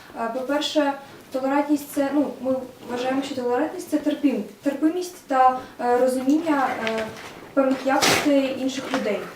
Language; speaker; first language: Ukrainian; non-native, local second language; Russian